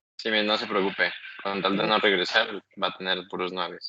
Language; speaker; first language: Spanish; native; Spanish